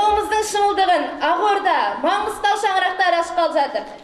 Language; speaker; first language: Kazakh; native; Kazakh